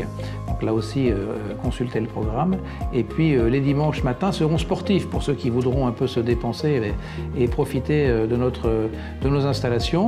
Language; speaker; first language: French; native; French